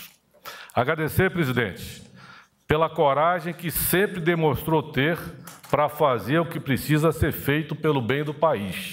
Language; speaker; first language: Portuguese; native; Portuguese